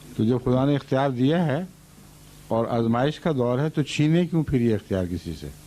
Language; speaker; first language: Urdu; native; Urdu